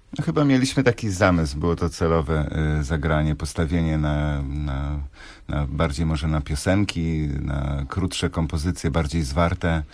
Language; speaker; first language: Polish; native; Polish